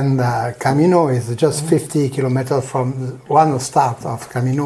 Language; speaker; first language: English; non-native, learner; French